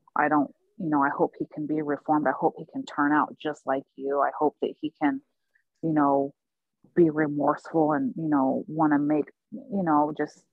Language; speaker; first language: English; native; English